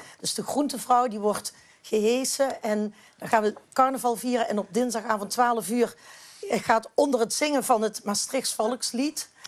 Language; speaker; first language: Dutch; native; Dutch